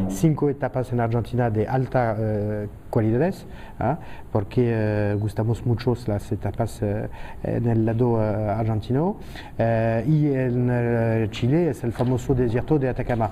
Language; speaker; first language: Spanish; non-native, fluent; French